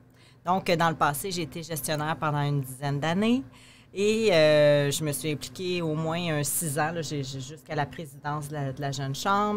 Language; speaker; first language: French; native; French